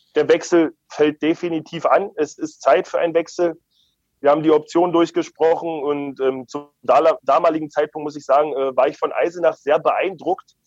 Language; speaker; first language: German; native; German